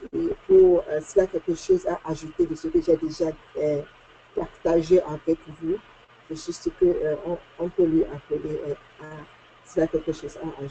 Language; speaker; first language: French; non-native, fluent; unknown